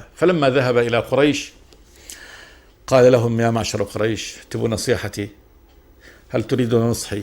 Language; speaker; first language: Arabic; native; Arabic